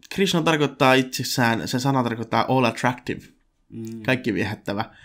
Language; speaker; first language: Finnish; native; Finnish